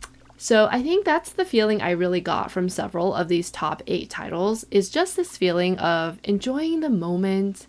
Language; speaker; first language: English; native; English